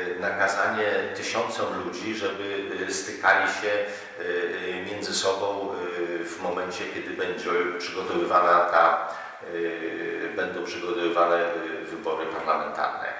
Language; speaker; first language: Polish; native; Polish